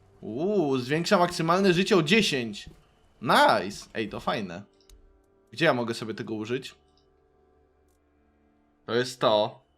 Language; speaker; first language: Polish; native; Polish